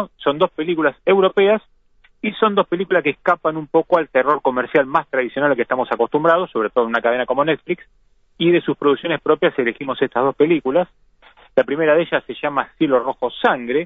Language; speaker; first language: Spanish; native; Spanish